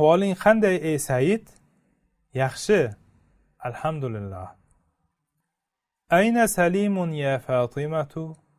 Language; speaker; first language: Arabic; non-native, fluent; Uzbek